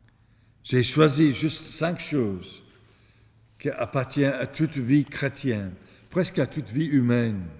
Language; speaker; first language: French; non-native, fluent; English